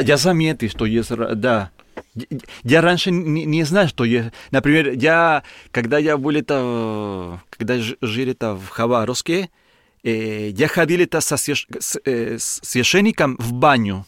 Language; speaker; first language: Russian; non-native, learner; Spanish